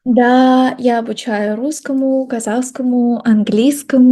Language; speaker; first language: Russian; non-native, local second language; Kazakh